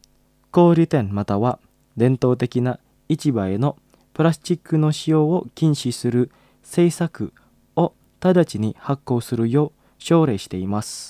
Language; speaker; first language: Japanese; non-native, fluent; Indonesian